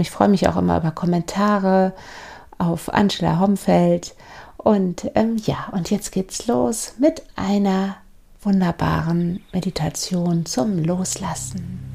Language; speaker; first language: German; native; German